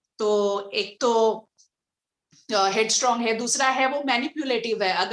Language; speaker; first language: Hindi; non-native, local second language; Bangla